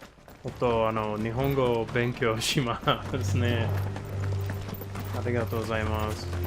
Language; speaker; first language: Japanese; non-native, learner; English